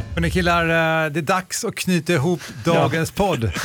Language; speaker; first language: Swedish; non-native, fluent; Greek